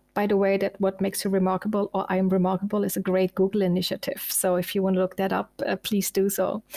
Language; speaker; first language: English; non-native, fluent; German